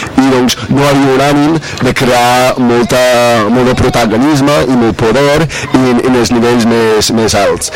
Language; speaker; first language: Catalan; non-native, fluent; English